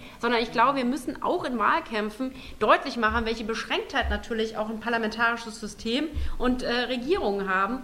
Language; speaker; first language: German; native; German